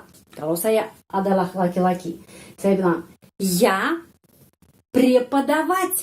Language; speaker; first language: Indonesian; non-native, fluent; Russian